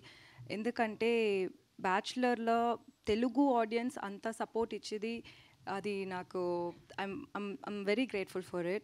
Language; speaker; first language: Telugu; non-native, learner; Tamil